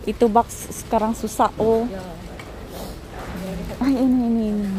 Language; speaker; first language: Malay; non-native, learner; Filipino